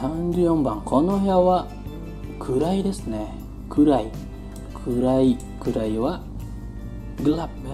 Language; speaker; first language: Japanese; non-native, fluent; Indonesian